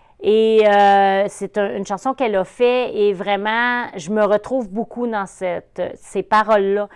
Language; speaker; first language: French; native; French